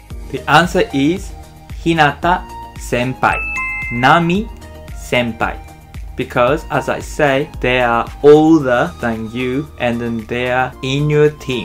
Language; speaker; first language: English; non-native, fluent; Japanese